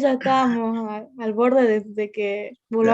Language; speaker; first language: Spanish; native; Spanish